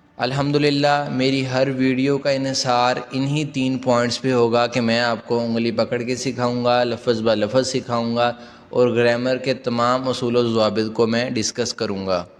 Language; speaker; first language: Urdu; non-native, local second language; Punjabi